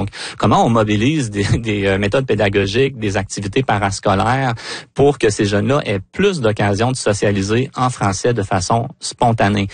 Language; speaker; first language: French; native; French